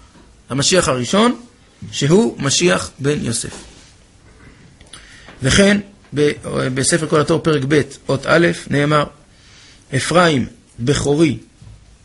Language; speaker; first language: Hebrew; native; Hebrew